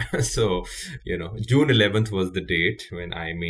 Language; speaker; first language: English; non-native, local second language; Urdu